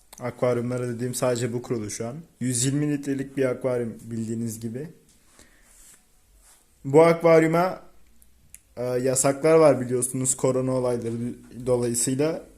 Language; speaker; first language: Turkish; native; Turkish